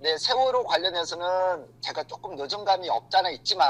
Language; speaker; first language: Korean; native; Korean